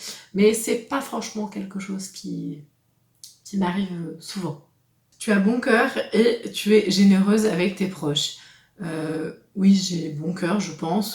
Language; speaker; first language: French; native; French